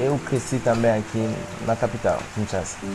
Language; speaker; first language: Portuguese; non-native, fluent; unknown